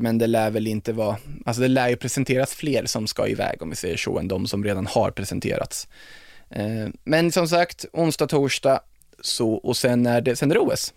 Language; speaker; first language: Swedish; native; Swedish